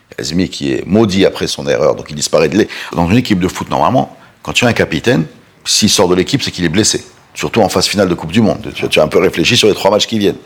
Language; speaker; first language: French; non-native, local second language; Arabic